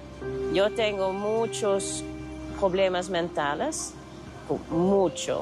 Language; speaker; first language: Spanish; non-native, learner; Dutch